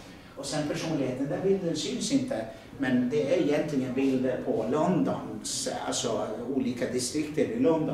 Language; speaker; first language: Swedish; non-native, fluent; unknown